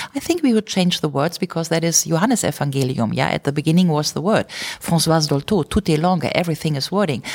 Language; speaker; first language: English; non-native, fluent; German